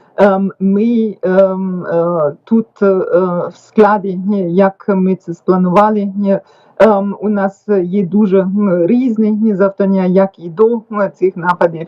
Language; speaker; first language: Ukrainian; non-native, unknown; German